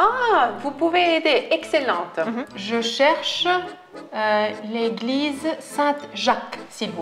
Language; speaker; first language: French; non-native, fluent; Estonian